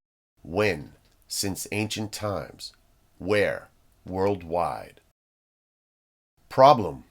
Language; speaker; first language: English; native; English